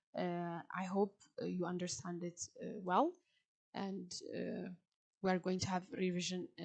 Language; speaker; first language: English; non-native, local second language; Amharic